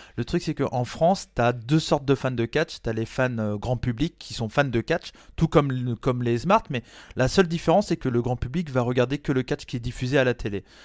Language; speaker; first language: French; native; French